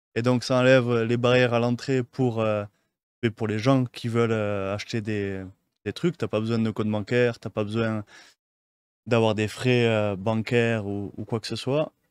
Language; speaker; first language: French; native; French